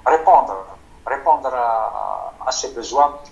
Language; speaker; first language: French; non-native, local second language; Arabic